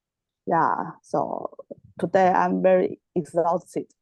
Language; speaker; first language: English; non-native, learner; Chinese